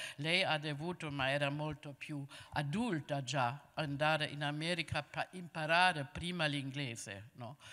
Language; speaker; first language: Italian; non-native, fluent; German